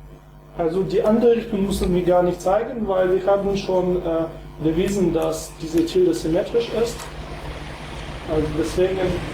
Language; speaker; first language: German; non-native, fluent; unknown